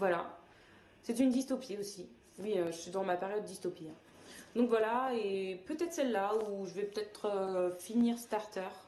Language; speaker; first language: French; native; French